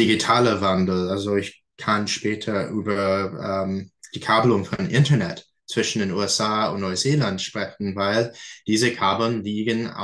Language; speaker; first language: German; non-native, fluent; English